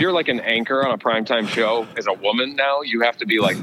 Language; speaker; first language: English; native; English